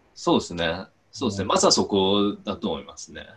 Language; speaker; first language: Japanese; non-native, fluent; Chinese